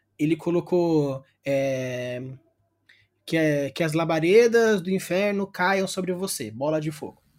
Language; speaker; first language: Portuguese; native; Portuguese